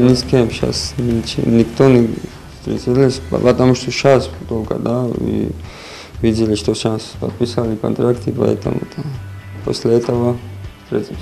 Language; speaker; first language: Russian; non-native, learner; Georgian